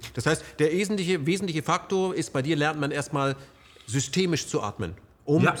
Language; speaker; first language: German; native; German